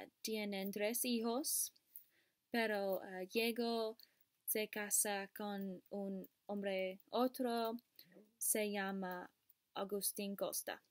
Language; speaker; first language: Spanish; non-native, learner; English